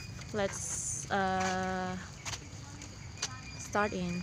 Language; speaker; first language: English; non-native, learner; Indonesian